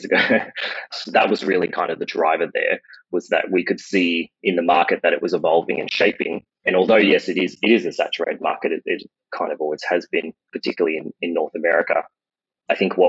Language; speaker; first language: English; native; English